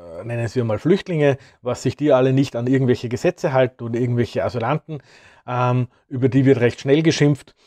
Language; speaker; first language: German; native; German